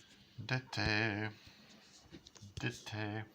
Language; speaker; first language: Dutch; non-native, learner; English